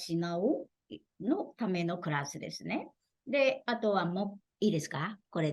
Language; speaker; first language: Japanese; non-native, fluent; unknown